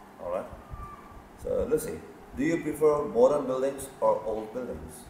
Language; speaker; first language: English; non-native, fluent; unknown